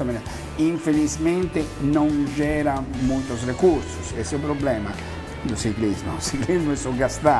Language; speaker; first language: Portuguese; non-native, fluent; Italian